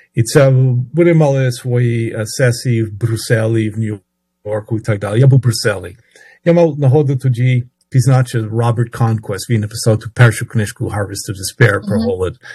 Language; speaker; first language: Ukrainian; early bilingual, heritage; Ukrainian